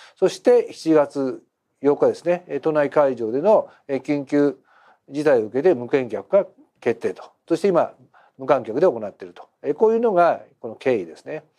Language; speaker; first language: Japanese; native; Japanese